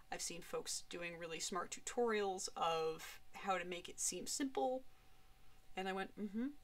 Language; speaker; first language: English; native; English